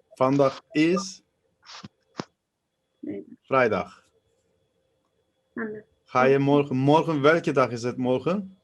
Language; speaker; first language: Dutch; non-native, learner; Turkish